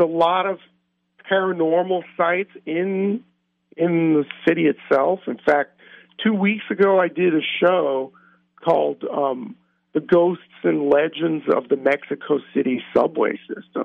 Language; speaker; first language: English; native; English